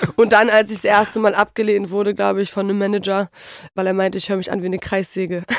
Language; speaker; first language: German; early bilingual, other home language; Polish